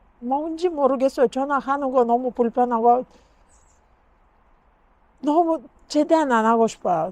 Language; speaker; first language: Korean; non-native, learner; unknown